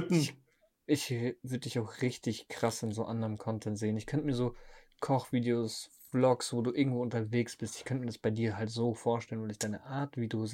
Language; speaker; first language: German; native; German